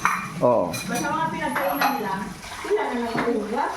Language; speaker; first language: Filipino; native; Filipino